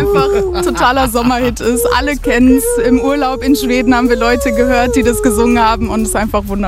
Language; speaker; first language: German; native; German